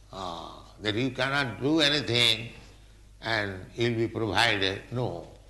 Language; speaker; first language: English; non-native, local second language; Bangla